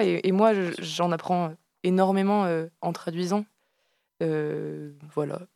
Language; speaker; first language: French; native; French